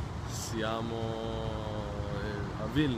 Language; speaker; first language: Italian; non-native, learner; Swedish